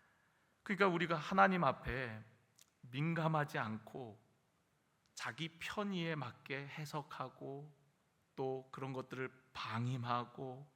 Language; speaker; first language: Korean; native; Korean